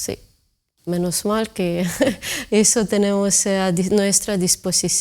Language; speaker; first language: Spanish; non-native, fluent; Ukrainian